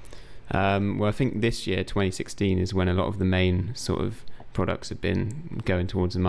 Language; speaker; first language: English; native; English